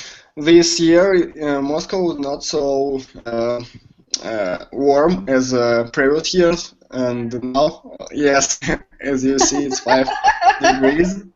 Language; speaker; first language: English; non-native, learner; Russian